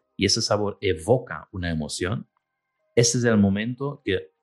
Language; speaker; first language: Spanish; non-native, fluent; Dutch